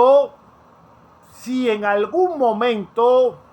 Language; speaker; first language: Spanish; native; Spanish